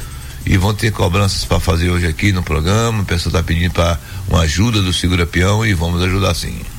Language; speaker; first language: Portuguese; native; Portuguese